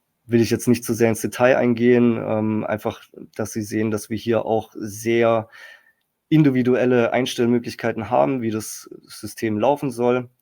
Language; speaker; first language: German; native; German